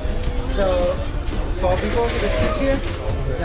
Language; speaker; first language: English; non-native, learner; Vietnamese